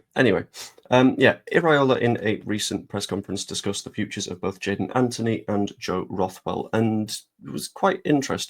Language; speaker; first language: English; native; English